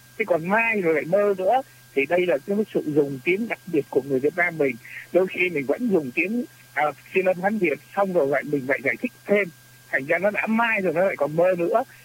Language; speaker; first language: Vietnamese; native; Vietnamese